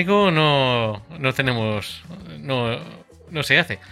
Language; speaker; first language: Spanish; non-native, fluent; English